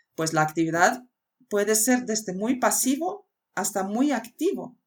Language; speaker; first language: Spanish; non-native, fluent; Swedish